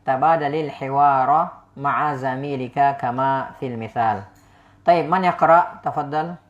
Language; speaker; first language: Arabic; non-native, fluent; Indonesian